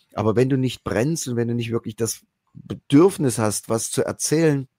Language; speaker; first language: German; native; German